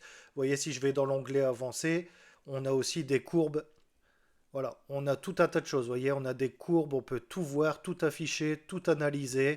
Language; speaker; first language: French; native; French